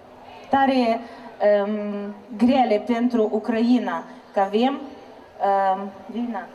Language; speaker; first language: Romanian; non-native, learner; Ukrainian